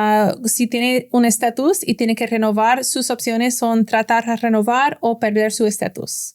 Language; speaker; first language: Spanish; non-native, fluent; English